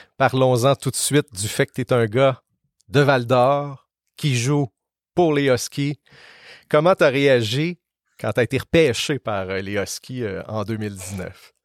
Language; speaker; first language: French; native; French